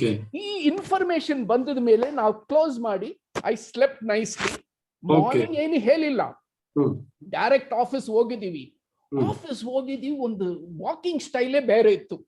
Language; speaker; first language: Kannada; non-native, local second language; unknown